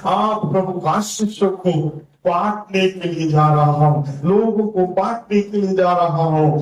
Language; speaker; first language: Hindi; non-native, local second language; Tamil